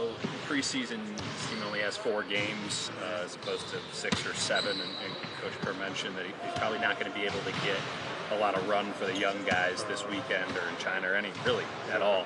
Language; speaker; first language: English; native; English